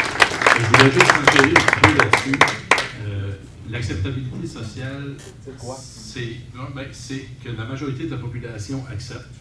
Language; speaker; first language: French; native; French